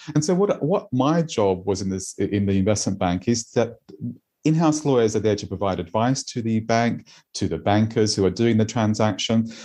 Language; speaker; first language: English; native; English